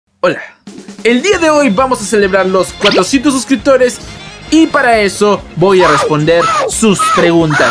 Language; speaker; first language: Spanish; native; Spanish